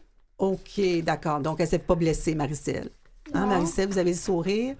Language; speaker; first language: French; native; French